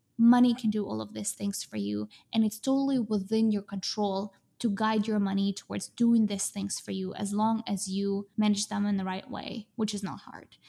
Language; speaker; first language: English; non-native, fluent; Russian